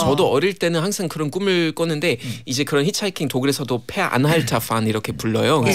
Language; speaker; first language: Korean; non-native, fluent; German